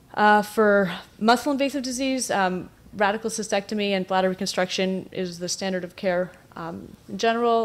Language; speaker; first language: English; native; English